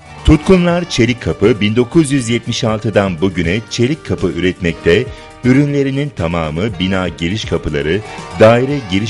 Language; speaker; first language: Turkish; native; Turkish